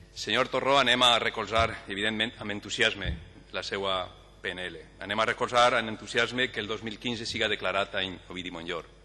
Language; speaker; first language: Catalan; non-native, local second language; Spanish